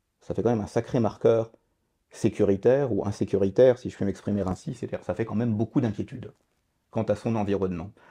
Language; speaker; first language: French; native; French